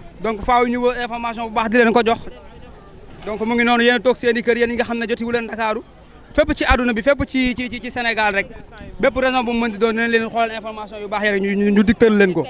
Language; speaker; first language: Wolof; native; Wolof